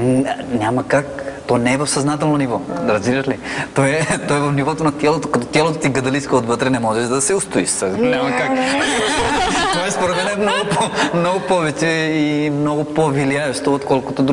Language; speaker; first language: Bulgarian; non-native, fluent; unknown